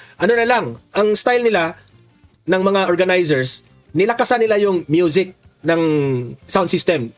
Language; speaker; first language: Filipino; non-native, local second language; Cebuano